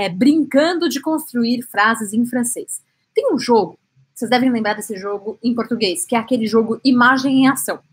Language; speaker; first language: Portuguese; native; Portuguese